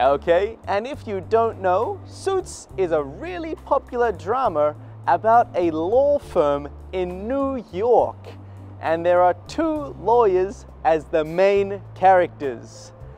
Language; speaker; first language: English; native; English